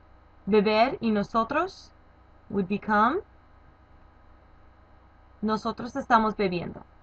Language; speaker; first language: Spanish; non-native, learner; English